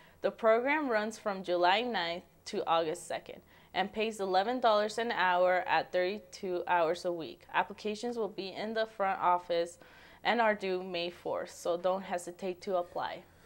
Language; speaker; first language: English; early bilingual, other home language; Spanish